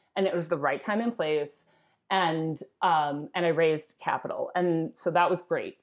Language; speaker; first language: English; native; English